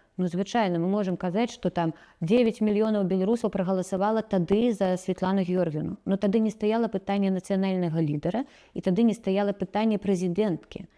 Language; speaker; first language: Belarusian; non-native, local second language; Russian